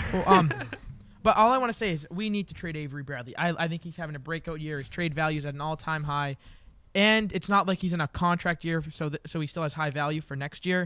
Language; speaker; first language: English; native; English